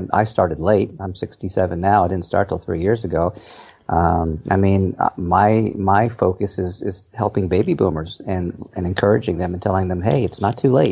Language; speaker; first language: English; native; English